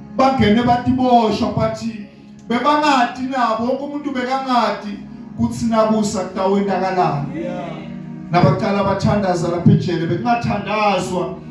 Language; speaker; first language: Zulu; non-native, local second language; Swati